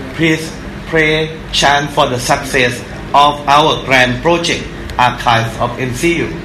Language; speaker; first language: English; non-native, fluent; Thai